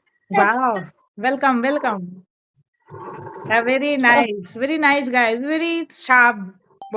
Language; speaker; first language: English; non-native, learner; Hindi